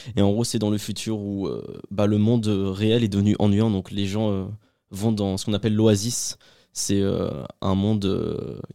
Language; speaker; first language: French; native; French